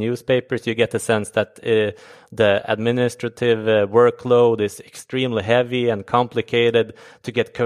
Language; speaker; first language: English; non-native, fluent; Swedish